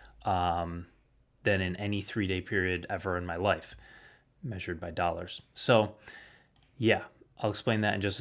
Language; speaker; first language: English; native; English